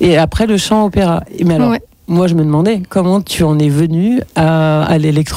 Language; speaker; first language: French; native; French